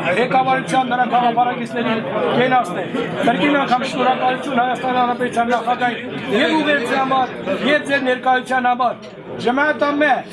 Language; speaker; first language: Armenian; non-native, local second language; Kurdish